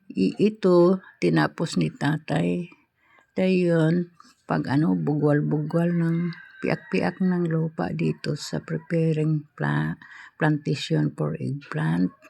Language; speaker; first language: Filipino; non-native, local second language; Cebuano